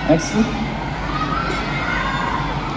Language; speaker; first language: English; non-native, learner; Korean